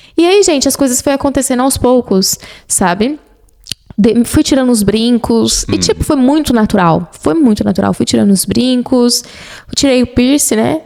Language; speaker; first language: Portuguese; native; Portuguese